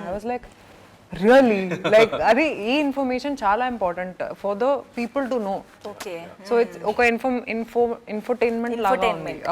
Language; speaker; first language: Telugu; non-native, fluent; Hindi